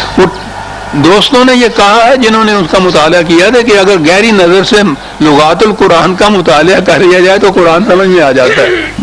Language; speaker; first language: Urdu; non-native, local second language; Punjabi